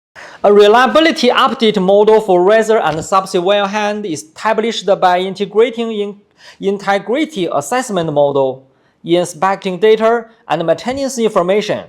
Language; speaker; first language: English; non-native, fluent; Chinese